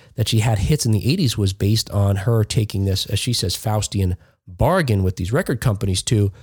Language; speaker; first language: English; native; English